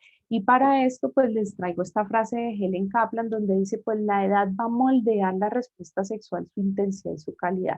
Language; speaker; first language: Spanish; native; Spanish